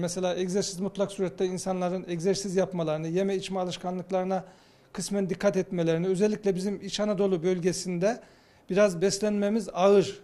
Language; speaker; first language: Turkish; native; Turkish